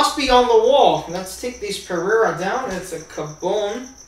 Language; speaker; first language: English; non-native, fluent; Chinese